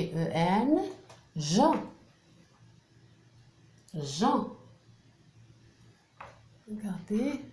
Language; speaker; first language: French; non-native, local second language; Arabic